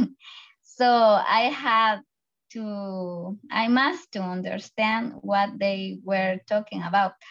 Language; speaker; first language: English; non-native, learner; Spanish